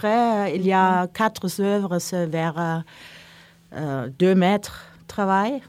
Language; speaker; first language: French; non-native, learner; Norwegian